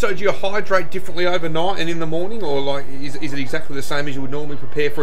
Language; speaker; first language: English; native; English